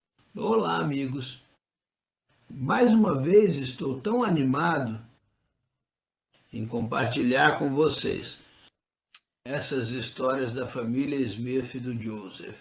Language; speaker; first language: Portuguese; non-native, fluent; English